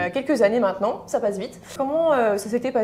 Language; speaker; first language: French; native; French